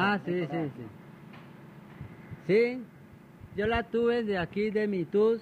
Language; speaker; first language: Spanish; non-native, local second language; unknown